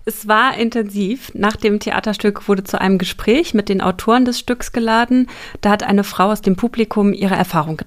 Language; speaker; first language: German; native; German